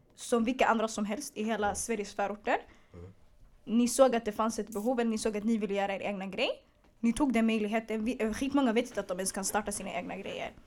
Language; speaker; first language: Swedish; early bilingual, other home language; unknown